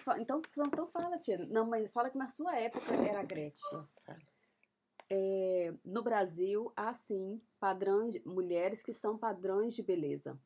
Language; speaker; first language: Portuguese; native; Portuguese